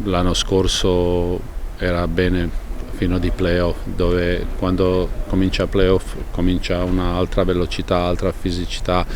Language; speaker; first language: Italian; non-native, fluent; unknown